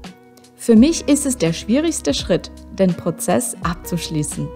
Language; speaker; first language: German; non-native, fluent; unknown